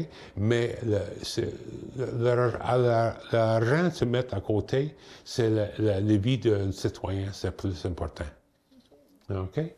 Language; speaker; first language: French; non-native, local second language; English